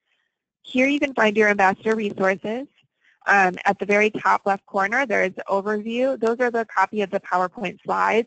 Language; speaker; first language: English; native; English